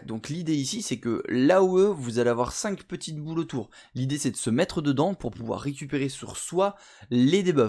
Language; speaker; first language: French; native; French